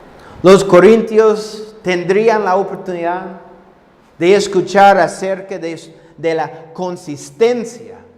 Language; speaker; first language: Spanish; non-native, fluent; English